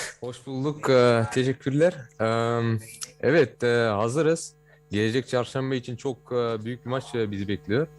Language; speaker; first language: Turkish; early bilingual, heritage; Turkish